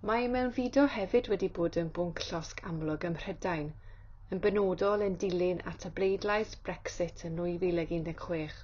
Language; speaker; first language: Welsh; native; Welsh